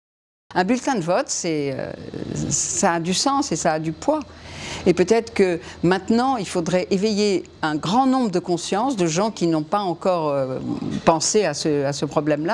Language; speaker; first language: French; native; French